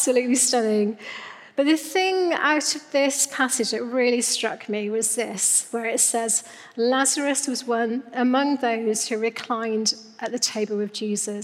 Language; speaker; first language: English; native; English